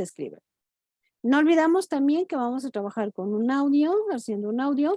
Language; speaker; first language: Spanish; native; Spanish